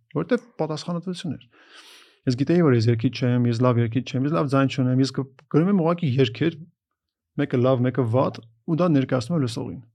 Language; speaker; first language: Armenian; native; Armenian